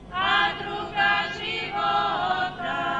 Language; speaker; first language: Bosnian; non-native, fluent; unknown